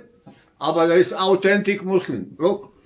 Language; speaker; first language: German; non-native, learner; Bosnian